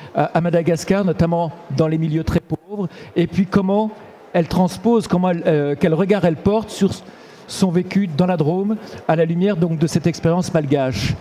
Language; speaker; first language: French; native; French